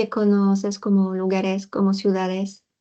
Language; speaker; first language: Spanish; non-native, fluent; French